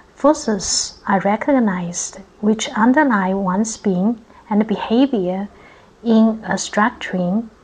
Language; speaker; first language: English; non-native, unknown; Chinese